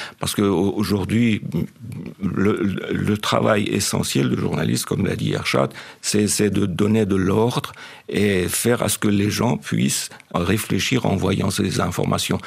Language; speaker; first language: French; non-native, fluent; Persian